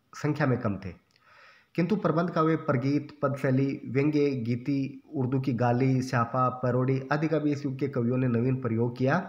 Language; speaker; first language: Hindi; native; Hindi